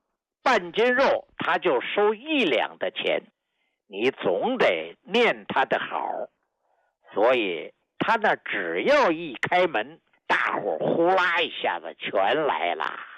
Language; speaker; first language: Chinese; native; Chinese